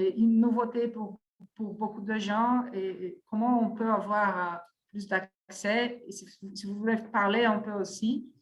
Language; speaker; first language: French; non-native, fluent; Portuguese